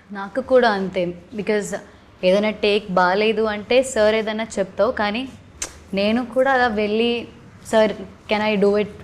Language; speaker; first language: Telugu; non-native, learner; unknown